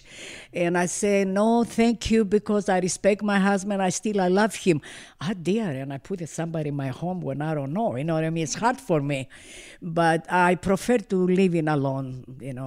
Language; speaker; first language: English; non-native, learner; Greek